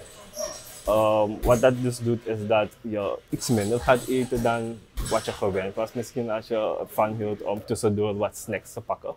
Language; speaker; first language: Dutch; native; Dutch